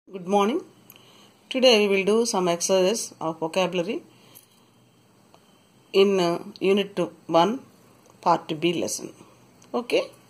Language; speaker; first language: English; non-native, local second language; Telugu